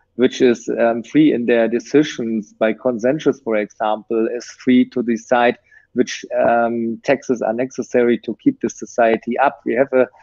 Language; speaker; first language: English; non-native, fluent; German